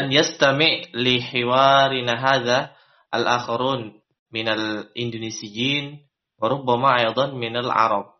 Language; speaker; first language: Arabic; non-native, fluent; Indonesian